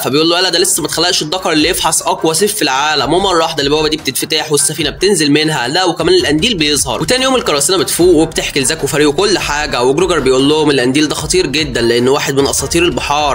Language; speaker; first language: Arabic; native; Arabic